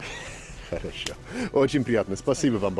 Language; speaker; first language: Russian; non-native, learner; English